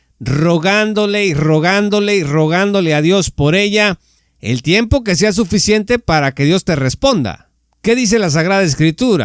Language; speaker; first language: Spanish; native; Spanish